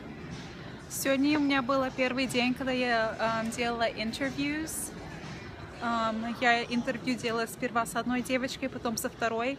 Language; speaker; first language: Russian; early bilingual, heritage; Russian